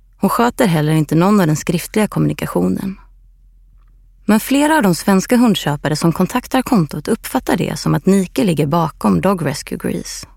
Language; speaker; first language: Swedish; native; Swedish